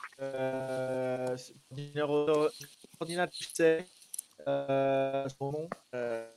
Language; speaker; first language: French; native; French